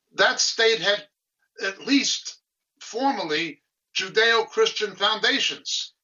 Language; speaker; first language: English; native; English